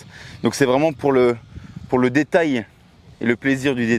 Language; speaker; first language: French; native; French